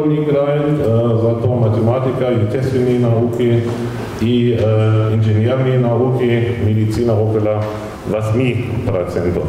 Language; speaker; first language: Russian; non-native, fluent; German